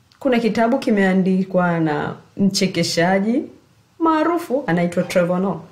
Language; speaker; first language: Swahili; native; Swahili